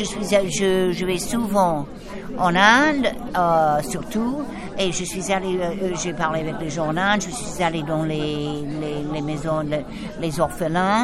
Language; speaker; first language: French; non-native, fluent; English